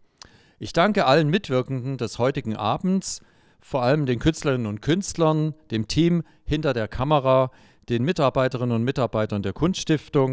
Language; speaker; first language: German; native; German